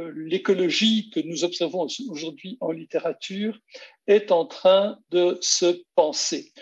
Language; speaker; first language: French; native; French